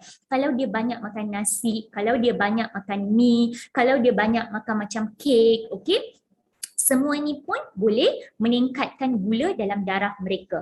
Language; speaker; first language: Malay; non-native, local second language; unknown